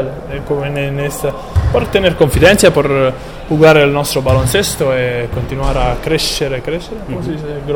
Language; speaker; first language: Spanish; non-native, learner; Italian